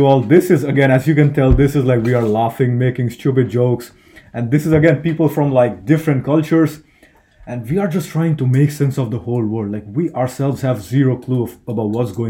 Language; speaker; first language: English; non-native, local second language; Hindi